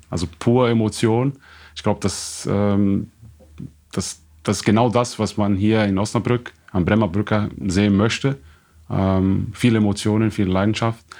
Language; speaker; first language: German; non-native, fluent; Portuguese